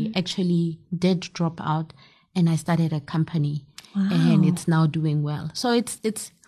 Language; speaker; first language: English; non-native, local second language; Southern Sotho